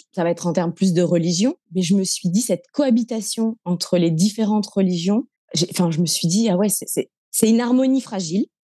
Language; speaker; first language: French; native; French